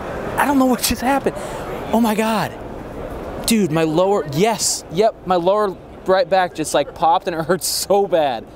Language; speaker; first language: English; native; English